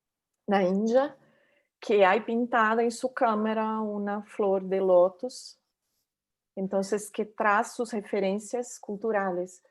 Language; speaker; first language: Spanish; non-native, learner; Portuguese